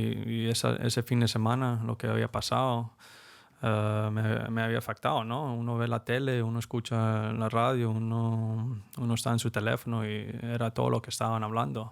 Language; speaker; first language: Spanish; early bilingual, heritage; Spanish